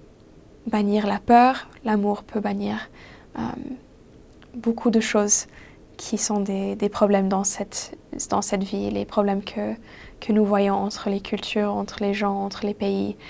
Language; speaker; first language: French; non-native, fluent; English